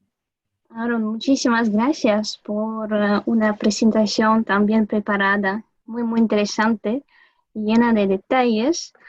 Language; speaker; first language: Spanish; non-native, fluent; Russian